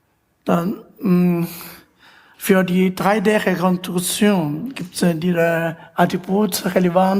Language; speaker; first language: German; non-native, learner; Chinese